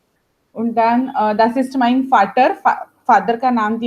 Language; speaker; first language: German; non-native, fluent; Hindi